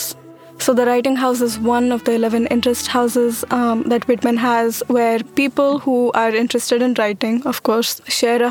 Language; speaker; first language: English; non-native, local second language; Marathi